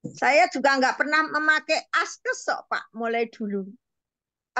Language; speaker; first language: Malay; non-native, local second language; Javanese